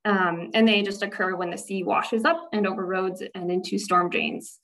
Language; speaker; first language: English; native; English